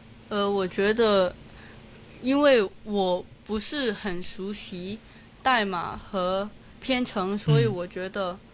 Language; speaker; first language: Chinese; non-native, local second language; Cantonese